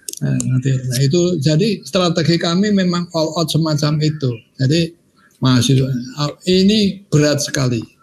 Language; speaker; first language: Indonesian; non-native, local second language; Javanese